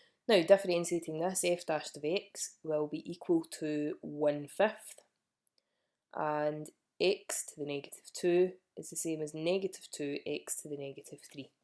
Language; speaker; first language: English; native; English